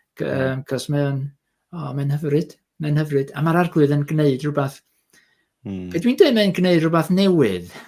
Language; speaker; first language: Welsh; native; Welsh